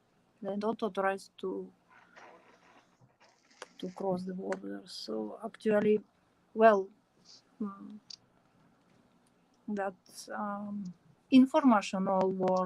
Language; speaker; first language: English; non-native, learner; Ukrainian